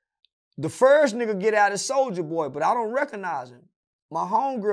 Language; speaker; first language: English; native; English